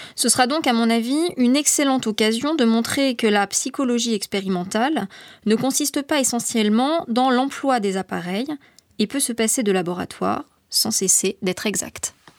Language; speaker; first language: French; native; French